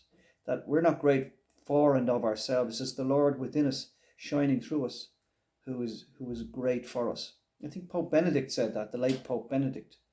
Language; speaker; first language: English; native; English